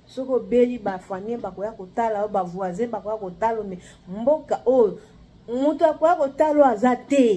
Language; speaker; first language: Lingala; native; Lingala